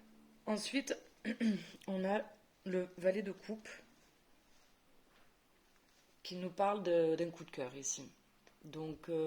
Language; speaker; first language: French; native; French